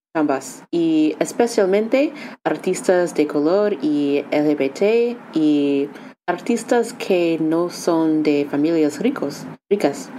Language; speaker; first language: Spanish; non-native, learner; English